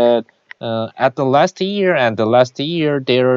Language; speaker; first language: English; non-native, learner; Korean